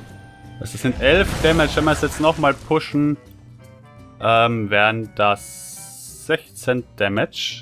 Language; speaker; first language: German; native; German